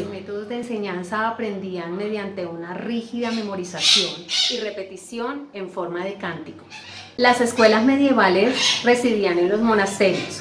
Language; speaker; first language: Spanish; native; Spanish